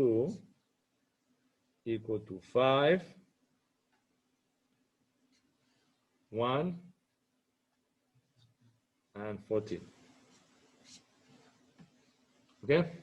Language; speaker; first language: English; non-native, fluent; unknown